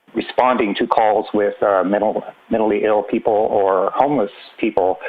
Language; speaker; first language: English; native; English